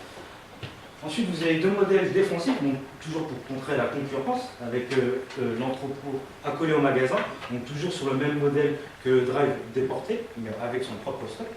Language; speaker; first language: French; native; French